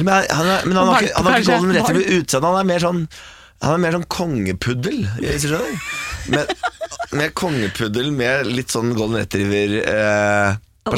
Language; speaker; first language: Norwegian; native; Norwegian